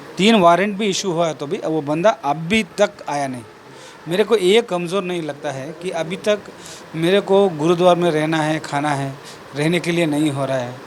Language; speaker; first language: Hindi; non-native, local second language; Kannada